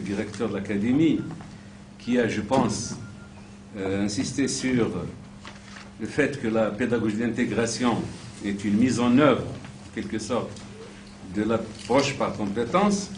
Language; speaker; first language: French; non-native, local second language; Arabic